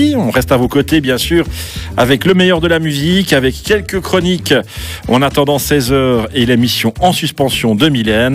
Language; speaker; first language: French; native; French